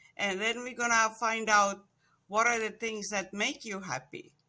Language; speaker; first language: English; non-native, fluent; Estonian